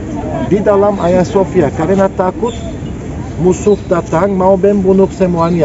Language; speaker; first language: Indonesian; non-native, learner; Turkish